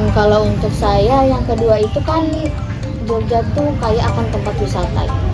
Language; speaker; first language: Indonesian; native; Indonesian